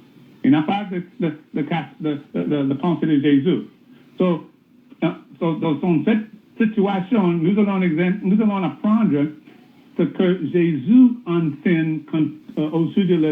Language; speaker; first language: French; non-native, learner; English